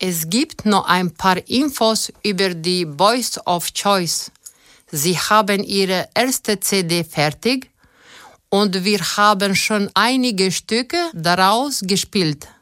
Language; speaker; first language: German; native; German